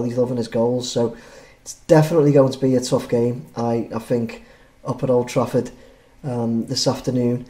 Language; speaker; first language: English; native; English